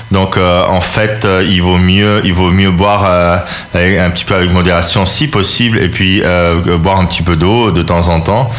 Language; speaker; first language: French; early bilingual, other home language; Spanish